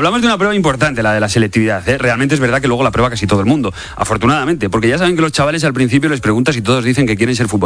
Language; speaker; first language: Spanish; native; Spanish